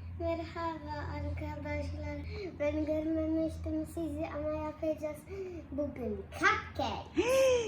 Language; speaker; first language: Turkish; early bilingual, heritage; Turkish